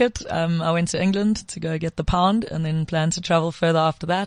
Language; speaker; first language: English; native; English